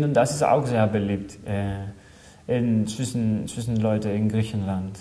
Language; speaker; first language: German; non-native, fluent; Greek